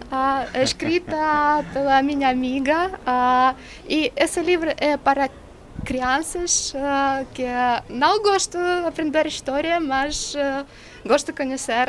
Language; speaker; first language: Portuguese; non-native, learner; Ukrainian